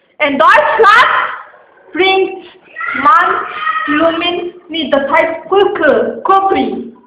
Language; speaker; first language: German; non-native, learner; Arabic